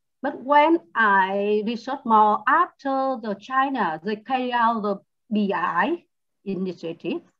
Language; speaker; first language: English; non-native, learner; Vietnamese